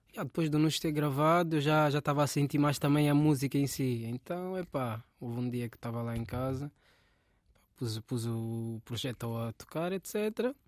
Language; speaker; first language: Portuguese; native; Portuguese